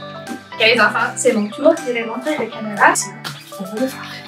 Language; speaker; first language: French; non-native, learner; English